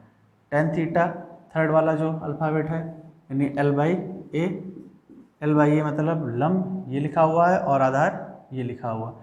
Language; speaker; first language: Hindi; native; Hindi